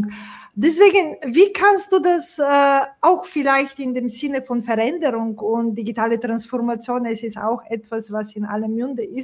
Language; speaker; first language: German; non-native, fluent; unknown